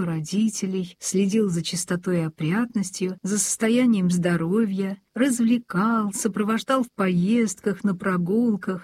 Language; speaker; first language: Russian; native; Russian